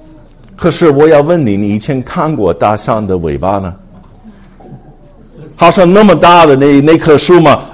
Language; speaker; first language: Chinese; non-native, fluent; English